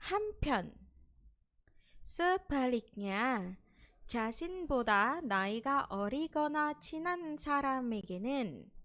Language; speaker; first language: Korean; non-native, fluent; Indonesian